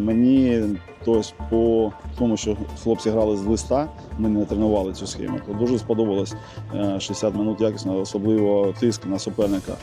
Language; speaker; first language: Ukrainian; native; Ukrainian